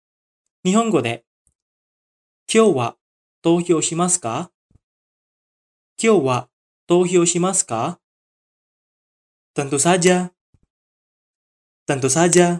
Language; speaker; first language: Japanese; non-native, fluent; Indonesian